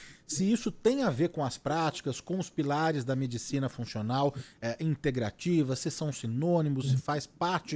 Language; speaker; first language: Portuguese; native; Portuguese